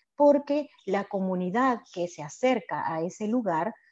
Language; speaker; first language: Spanish; native; Spanish